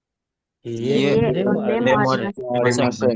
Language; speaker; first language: Japanese; non-native, learner; Indonesian